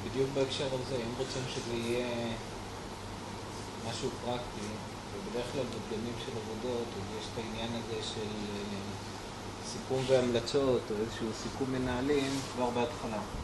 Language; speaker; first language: Hebrew; native; Hebrew